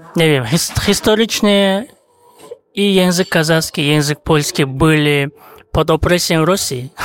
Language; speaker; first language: Polish; non-native, fluent; Kazakh